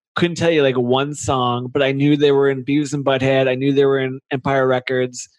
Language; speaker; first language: English; native; English